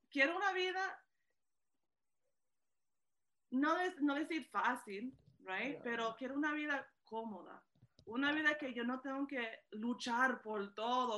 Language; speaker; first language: Spanish; early bilingual, heritage; Spanish